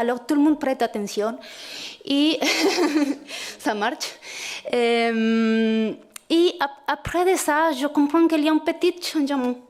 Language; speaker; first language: French; non-native, fluent; Spanish